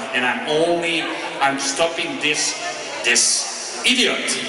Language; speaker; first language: English; non-native, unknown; Serbian